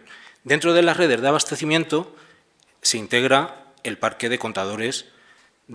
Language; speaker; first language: Spanish; native; Spanish